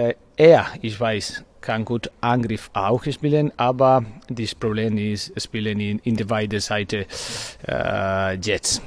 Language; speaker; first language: German; non-native, learner; Spanish